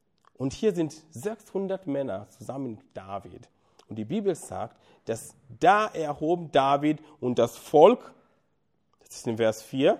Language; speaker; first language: German; non-native, fluent; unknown